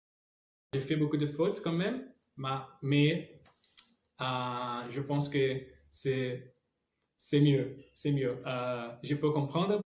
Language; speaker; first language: French; non-native, learner; Portuguese